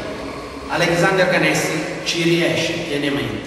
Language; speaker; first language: Italian; native; Italian